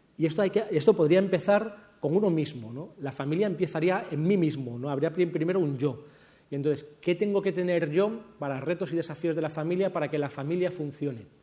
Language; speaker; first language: Spanish; native; Spanish